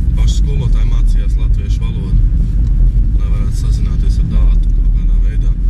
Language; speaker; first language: Latvian; native; Latvian